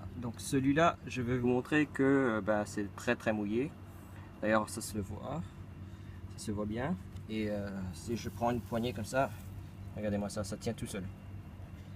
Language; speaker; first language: French; native; French